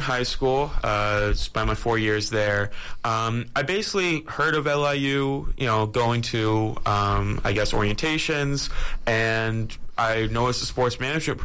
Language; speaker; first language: English; native; English